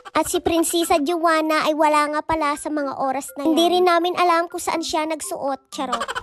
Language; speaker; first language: Filipino; non-native, local second language; Cebuano